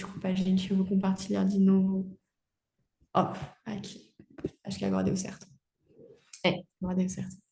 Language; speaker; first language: Portuguese; non-native, fluent; French